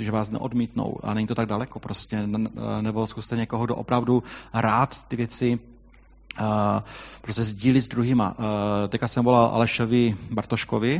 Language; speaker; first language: Czech; native; Czech